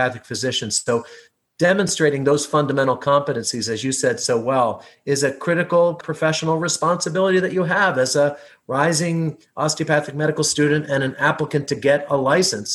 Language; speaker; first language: English; native; English